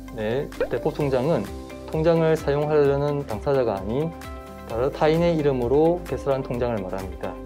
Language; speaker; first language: Korean; native; Korean